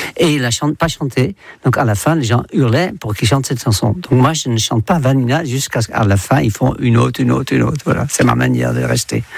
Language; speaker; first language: French; non-native, fluent; Dutch